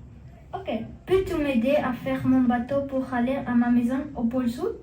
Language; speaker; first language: French; non-native, learner; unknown